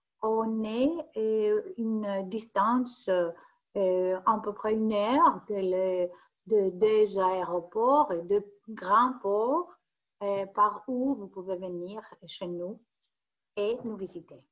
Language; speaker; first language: French; non-native, fluent; Greek